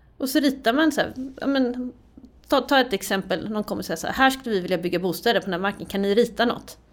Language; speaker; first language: Swedish; native; Swedish